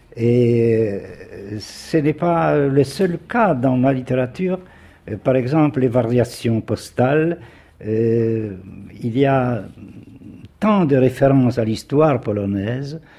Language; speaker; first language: French; non-native, fluent; Polish